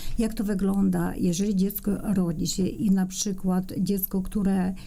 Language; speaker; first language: Polish; non-native, fluent; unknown